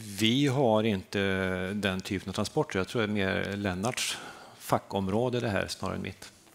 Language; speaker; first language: Swedish; native; Swedish